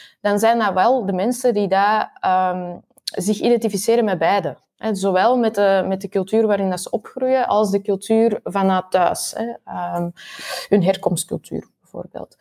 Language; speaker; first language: Dutch; native; Dutch